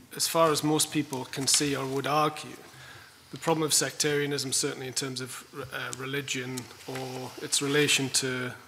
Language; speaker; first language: English; native; English